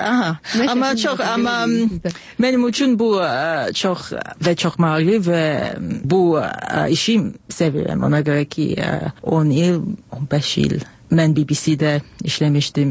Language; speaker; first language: Azerbaijani; non-native, learner; English